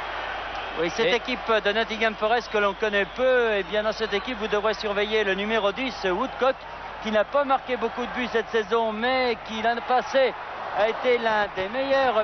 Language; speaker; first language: French; native; French